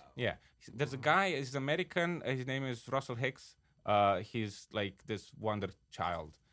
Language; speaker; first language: English; non-native, fluent; Romanian